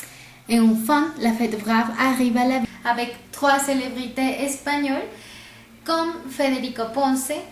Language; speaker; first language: French; non-native, learner; Spanish